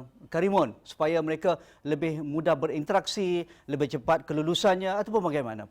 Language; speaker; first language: Malay; native; Malay